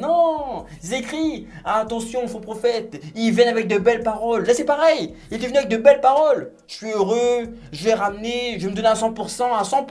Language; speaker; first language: French; native; French